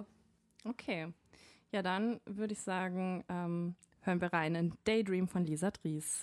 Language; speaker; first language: German; native; German